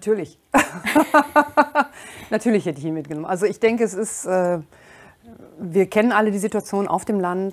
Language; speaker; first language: German; native; German